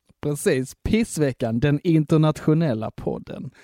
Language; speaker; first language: Swedish; native; Swedish